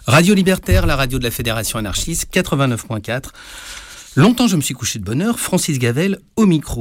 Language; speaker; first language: French; native; French